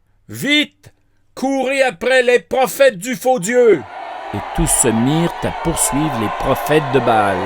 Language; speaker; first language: French; native; French